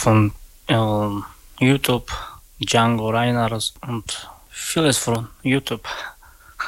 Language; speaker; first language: German; non-native, learner; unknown